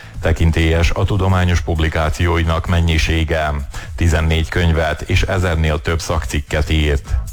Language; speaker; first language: Hungarian; native; Hungarian